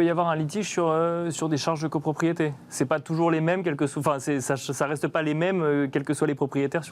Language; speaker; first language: French; native; French